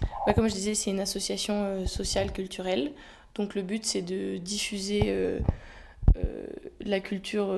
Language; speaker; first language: French; native; French